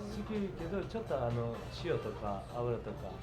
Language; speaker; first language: Japanese; non-native, learner; Turkish